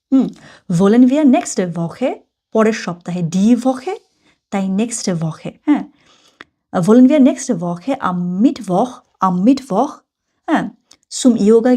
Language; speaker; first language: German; non-native, fluent; Bangla